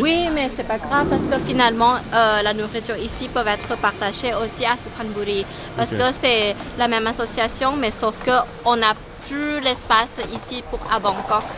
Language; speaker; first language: French; non-native, learner; Thai